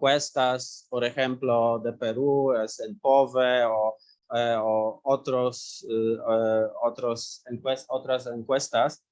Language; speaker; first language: Spanish; non-native, learner; Polish